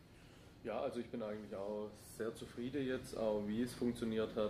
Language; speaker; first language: German; native; German